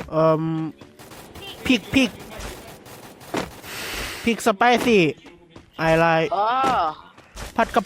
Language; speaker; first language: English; non-native, learner; Thai